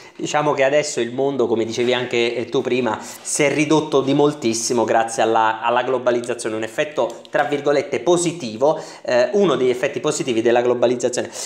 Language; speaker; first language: Italian; native; Italian